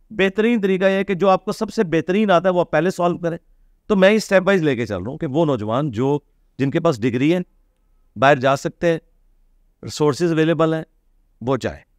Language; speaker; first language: Urdu; native; Urdu